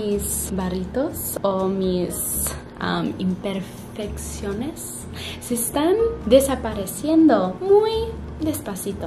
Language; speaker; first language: Spanish; early bilingual, heritage; Spanish